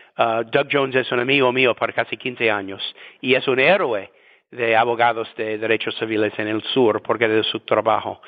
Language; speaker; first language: Spanish; non-native, fluent; English